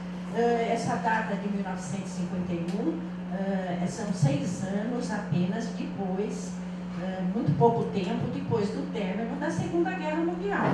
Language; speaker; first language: Portuguese; native; Portuguese